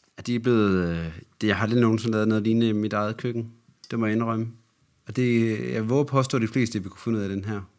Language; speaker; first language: Danish; native; Danish